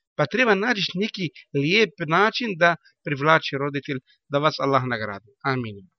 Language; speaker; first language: Bosnian; non-native, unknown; Arabic